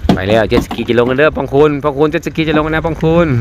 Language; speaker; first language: Thai; native; Thai